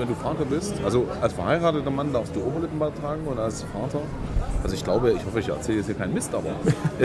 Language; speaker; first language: German; native; German